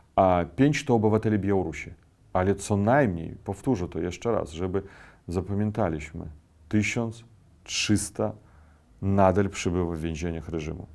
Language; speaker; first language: Polish; non-native, fluent; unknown